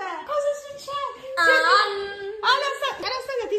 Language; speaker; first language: Italian; native; Italian